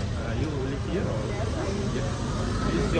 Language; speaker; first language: English; non-native, learner; Indonesian